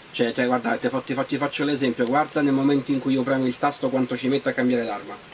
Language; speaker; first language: Italian; native; Italian